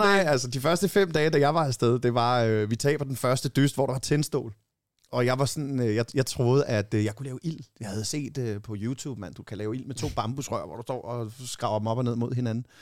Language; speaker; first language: Danish; native; Danish